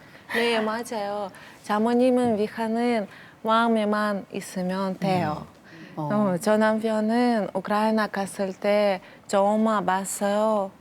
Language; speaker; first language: Korean; non-native, learner; Thai